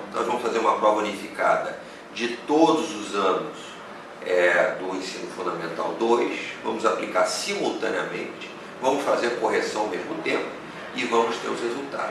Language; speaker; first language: Portuguese; native; Portuguese